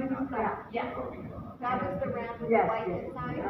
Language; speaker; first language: English; non-native, learner; Indonesian